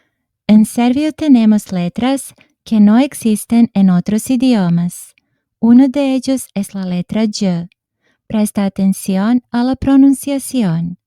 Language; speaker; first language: Spanish; non-native, fluent; Serbian